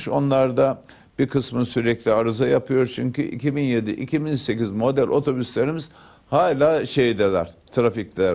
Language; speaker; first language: Turkish; native; Turkish